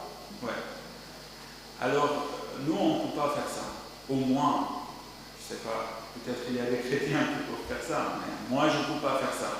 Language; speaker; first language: French; non-native, learner; Arabic